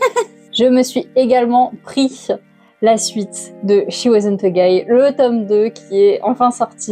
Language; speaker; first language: French; native; French